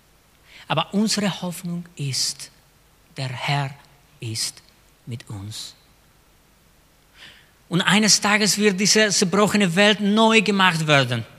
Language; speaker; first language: German; non-native, fluent; Spanish